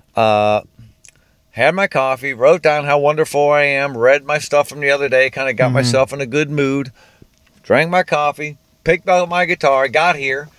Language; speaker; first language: English; native; English